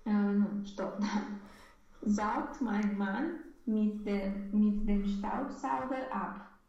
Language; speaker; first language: German; non-native, learner; Romanian